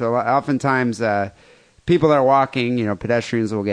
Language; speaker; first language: English; native; English